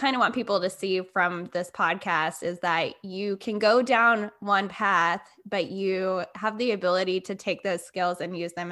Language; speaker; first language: English; native; English